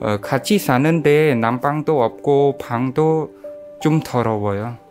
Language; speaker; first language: Korean; non-native, learner; Khmer